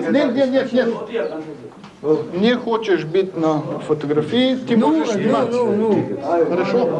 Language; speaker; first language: Russian; non-native, learner; French